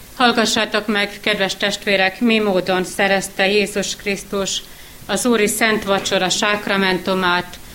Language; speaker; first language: Hungarian; native; Hungarian